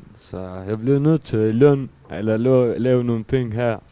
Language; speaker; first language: Danish; non-native, learner; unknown